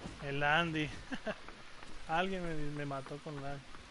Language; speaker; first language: Spanish; early bilingual, heritage; Spanish